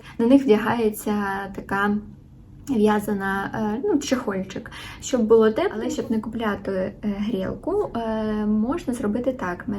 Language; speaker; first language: Ukrainian; non-native, local second language; Russian